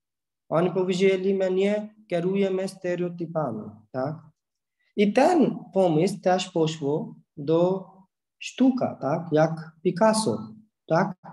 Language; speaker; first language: Polish; non-native, learner; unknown